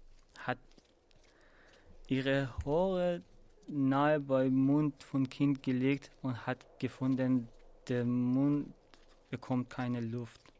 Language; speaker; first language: German; non-native, learner; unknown